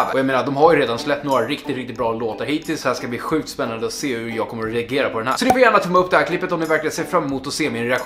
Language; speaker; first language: Swedish; native; Swedish